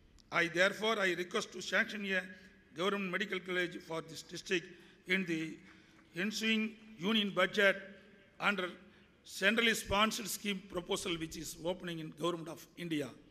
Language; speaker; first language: English; non-native, local second language; Tamil